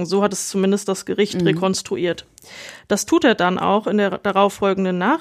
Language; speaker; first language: German; native; German